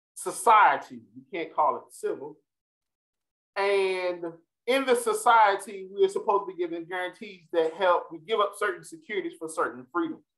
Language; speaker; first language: English; native; English